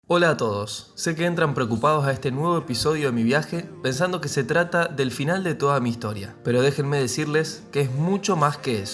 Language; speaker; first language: Spanish; native; Spanish